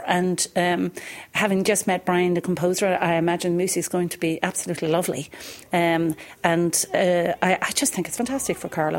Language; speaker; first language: English; native; English